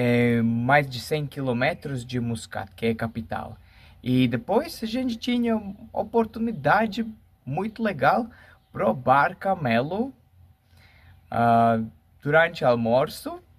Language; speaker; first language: Portuguese; non-native, fluent; Latvian